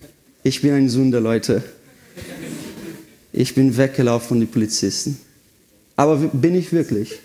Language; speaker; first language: German; non-native, fluent; Portuguese